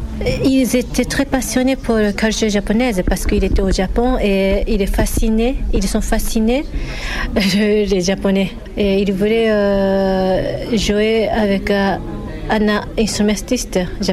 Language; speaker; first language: French; non-native, fluent; Japanese